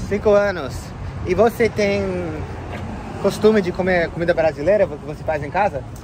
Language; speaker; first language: Portuguese; non-native, fluent; English